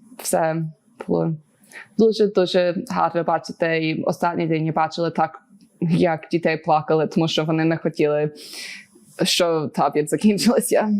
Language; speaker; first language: Ukrainian; early bilingual, heritage; Ukrainian